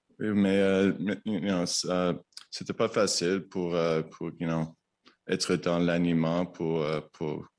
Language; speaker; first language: French; non-native, learner; English